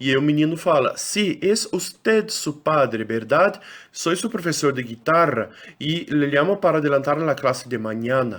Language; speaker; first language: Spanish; non-native, fluent; Portuguese